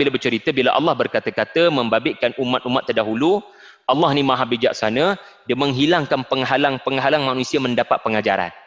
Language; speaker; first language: Malay; native; Malay